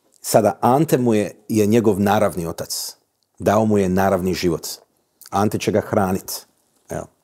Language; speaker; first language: Croatian; early bilingual, heritage; Croatian